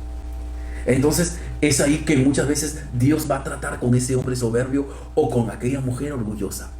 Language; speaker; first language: Spanish; native; Spanish